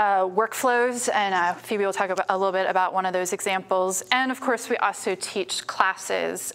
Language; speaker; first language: English; native; English